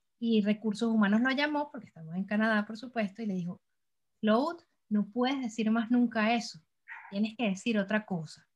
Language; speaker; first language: Spanish; native; Spanish